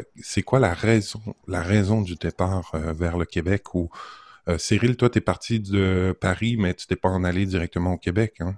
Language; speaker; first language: French; native; French